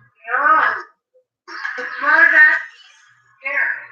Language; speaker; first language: English; non-native, learner; Spanish